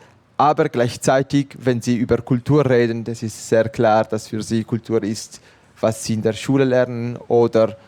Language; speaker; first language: German; non-native, fluent; Italian